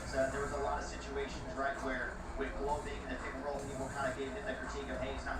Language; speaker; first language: English; native; English